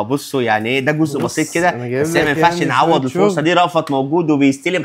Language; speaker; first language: Arabic; native; Arabic